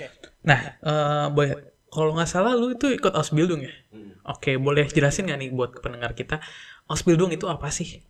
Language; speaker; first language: Indonesian; native; Indonesian